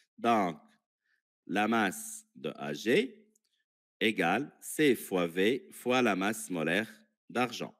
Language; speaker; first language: French; non-native, local second language; Arabic